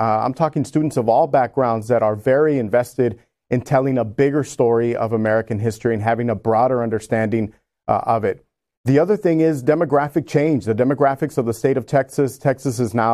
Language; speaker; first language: English; native; English